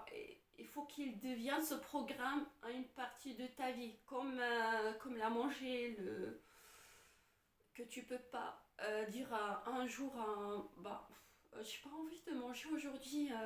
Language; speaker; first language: French; non-native, fluent; Arabic